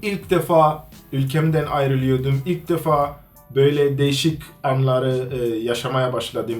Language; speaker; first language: Turkish; non-native, fluent; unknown